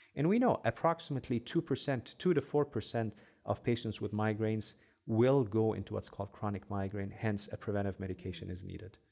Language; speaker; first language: English; non-native, fluent; Arabic